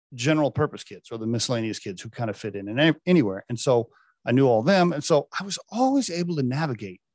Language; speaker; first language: English; native; English